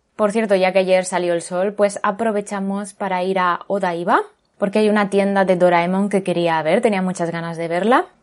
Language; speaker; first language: Spanish; native; Spanish